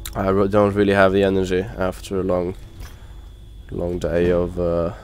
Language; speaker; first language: English; non-native, fluent; Norwegian